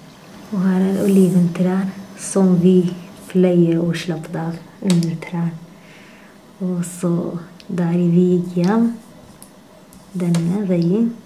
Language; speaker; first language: Norwegian; non-native, learner; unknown